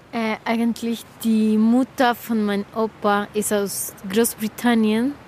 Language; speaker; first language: German; non-native, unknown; Spanish